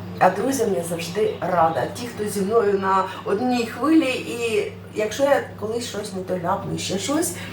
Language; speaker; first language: Ukrainian; non-native, local second language; Russian